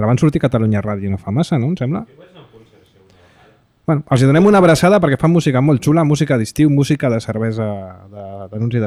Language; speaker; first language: Catalan; native; Catalan